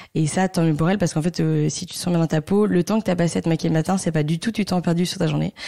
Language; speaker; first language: French; native; French